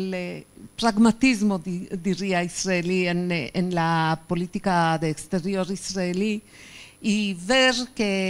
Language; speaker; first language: Spanish; non-native, fluent; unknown